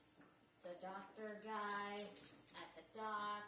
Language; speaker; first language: English; native; English